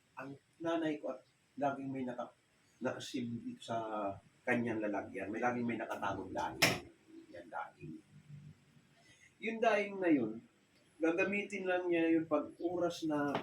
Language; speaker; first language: Filipino; non-native, local second language; Bikol